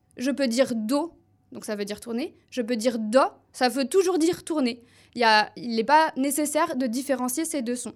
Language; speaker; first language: French; native; French